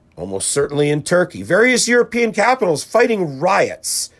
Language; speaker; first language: English; native; English